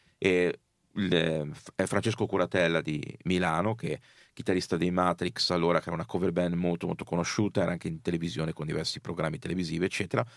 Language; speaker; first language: Italian; native; Italian